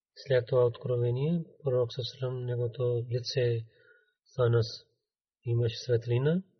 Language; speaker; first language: Bulgarian; non-native, learner; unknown